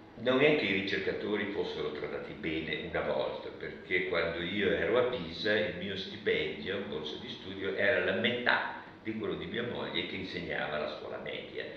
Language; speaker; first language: Italian; early bilingual, other home language; Russian